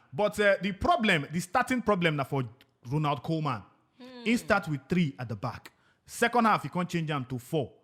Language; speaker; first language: Nigerian Pidgin; non-native, local second language; Igbo